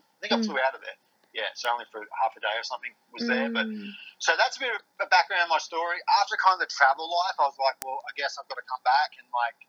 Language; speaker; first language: English; native; English